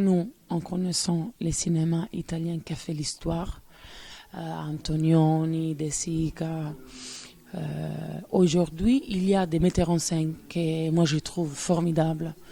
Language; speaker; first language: French; non-native, fluent; Italian